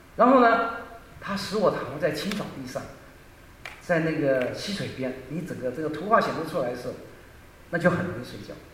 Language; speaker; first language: Chinese; non-native, local second language; Hakka Chinese